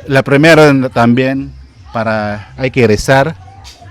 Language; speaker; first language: Spanish; non-native, learner; Filipino